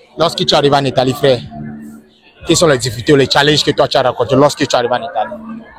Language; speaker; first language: French; non-native, local second language; English